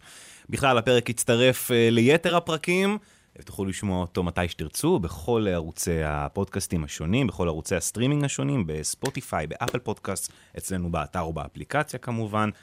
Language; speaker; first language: Hebrew; native; Hebrew